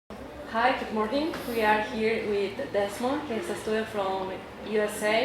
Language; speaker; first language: English; non-native, learner; Spanish